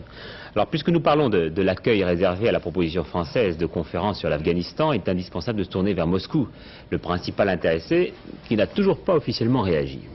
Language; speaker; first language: French; native; French